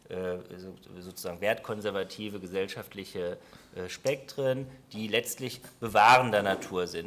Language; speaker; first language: German; native; German